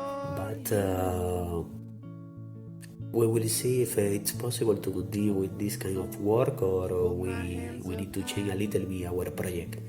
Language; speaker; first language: English; non-native, learner; Spanish